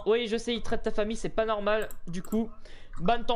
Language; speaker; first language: French; native; French